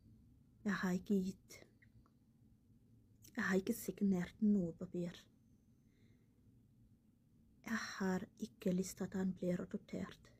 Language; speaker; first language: Norwegian; non-native, learner; Somali